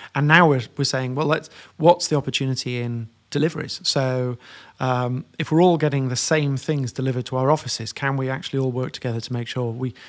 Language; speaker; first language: English; native; English